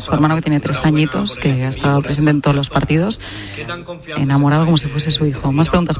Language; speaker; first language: Spanish; native; Spanish